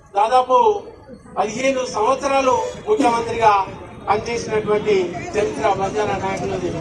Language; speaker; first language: Telugu; non-native, local second language; Lambadi